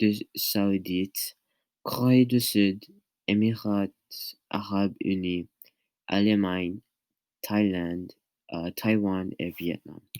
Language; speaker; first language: French; non-native, learner; English